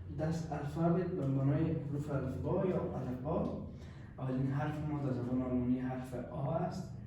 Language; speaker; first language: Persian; native; Persian